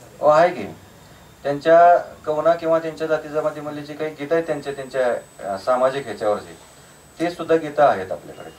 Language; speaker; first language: Marathi; native; Marathi